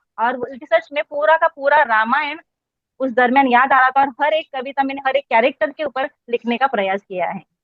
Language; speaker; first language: Hindi; non-native, local second language; Marathi